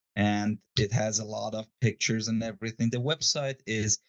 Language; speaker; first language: English; non-native, fluent; Persian